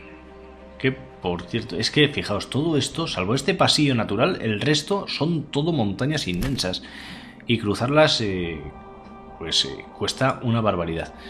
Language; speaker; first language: Spanish; native; Spanish